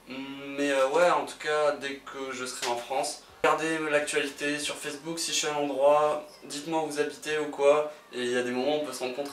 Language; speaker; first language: French; native; French